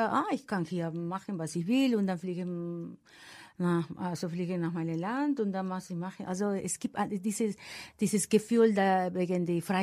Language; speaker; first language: German; non-native, fluent; Spanish